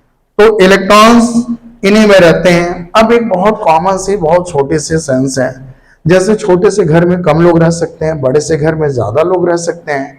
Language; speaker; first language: Hindi; native; Hindi